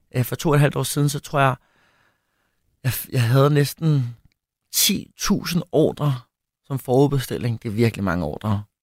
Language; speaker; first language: Danish; early bilingual, other home language; Spanish